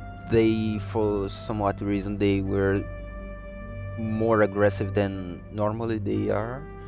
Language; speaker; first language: English; non-native, learner; Portuguese